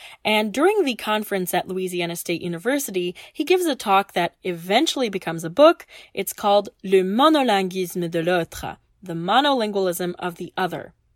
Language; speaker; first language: English; native; English